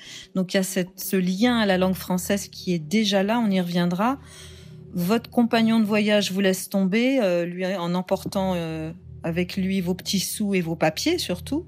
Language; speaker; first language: French; native; French